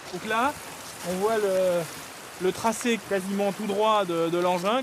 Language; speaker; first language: French; native; French